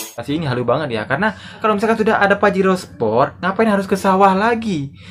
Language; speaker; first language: Indonesian; native; Indonesian